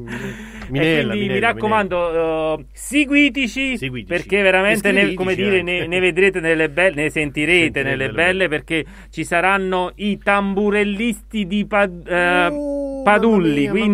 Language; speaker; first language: Italian; native; Italian